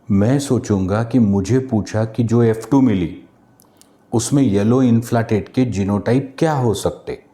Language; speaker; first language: Hindi; non-native, local second language; Marathi